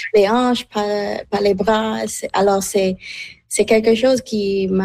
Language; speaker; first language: French; non-native, learner; English